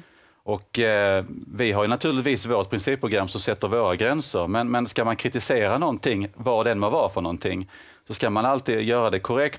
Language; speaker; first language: Swedish; native; Swedish